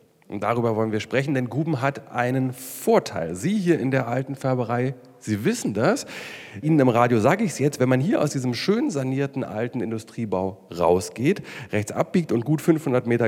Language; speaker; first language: German; native; German